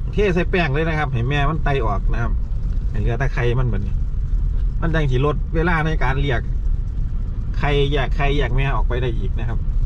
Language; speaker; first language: Thai; non-native, local second language; Northeastern Thai